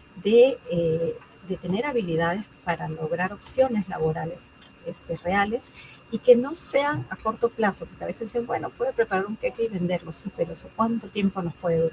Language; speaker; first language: Spanish; native; Spanish